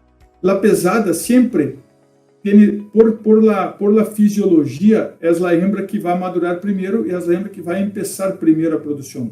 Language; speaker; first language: Spanish; non-native, fluent; Portuguese